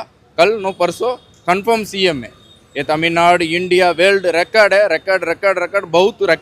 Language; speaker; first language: Hindi; non-native, local second language; Tamil